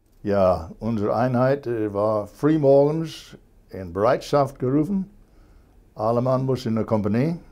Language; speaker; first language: German; non-native, learner; English